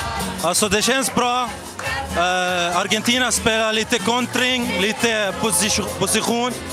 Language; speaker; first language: Swedish; non-native, learner; Spanish